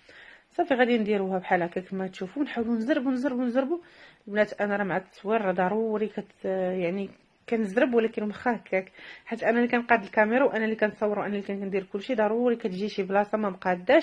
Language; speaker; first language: Arabic; native; Arabic